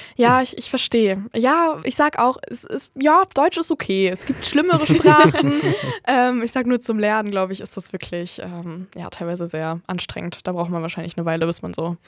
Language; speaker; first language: German; native; German